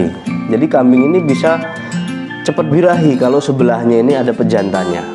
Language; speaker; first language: Indonesian; non-native, local second language; Javanese